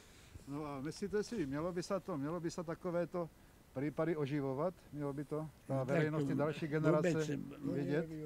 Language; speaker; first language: Czech; native; Czech